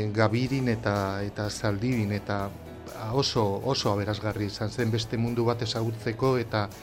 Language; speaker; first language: Basque; non-native, local second language; Spanish